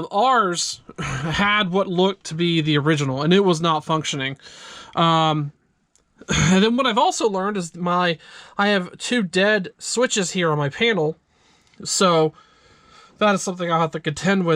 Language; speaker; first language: English; native; English